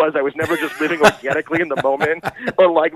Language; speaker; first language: English; native; English